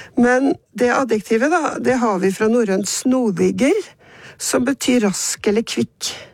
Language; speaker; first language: Norwegian; native; Norwegian